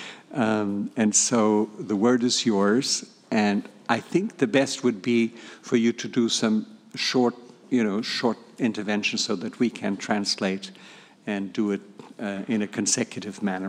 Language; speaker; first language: English; non-native, fluent; Portuguese